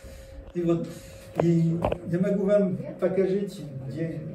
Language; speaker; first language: Russian; non-native, learner; French